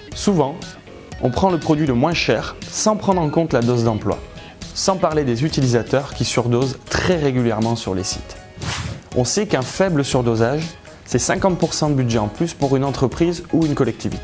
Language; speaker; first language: French; native; French